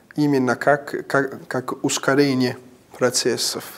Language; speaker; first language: Russian; non-native, fluent; Italian